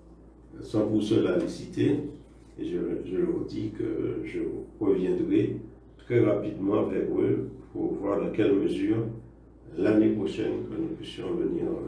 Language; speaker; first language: French; native; French